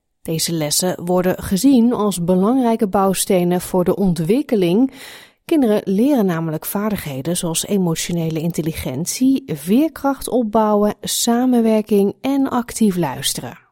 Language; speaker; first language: Dutch; native; Dutch